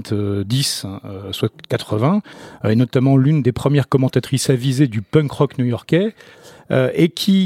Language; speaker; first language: French; native; French